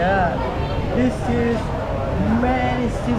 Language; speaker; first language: English; non-native, learner; Indonesian